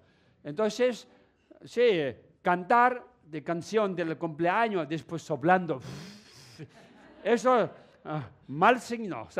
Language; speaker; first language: Spanish; non-native, learner; Tibetan